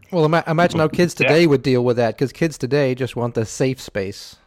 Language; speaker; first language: English; native; English